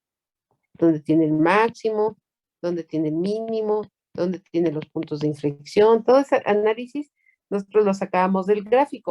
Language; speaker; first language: Spanish; native; Spanish